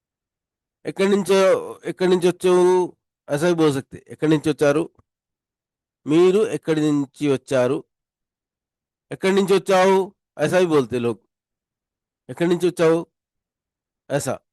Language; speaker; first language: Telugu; non-native, local second language; Urdu